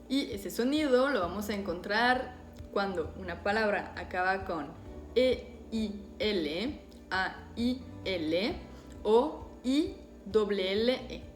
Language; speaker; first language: Spanish; non-native, fluent; French